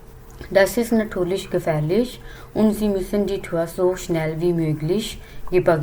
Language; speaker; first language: German; non-native, fluent; Urdu